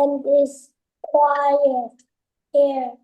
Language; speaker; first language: English; non-native, learner; Vietnamese